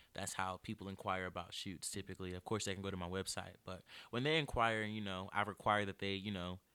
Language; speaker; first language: English; native; English